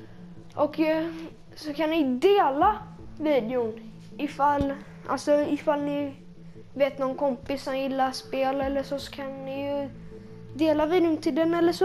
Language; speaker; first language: Swedish; native; Swedish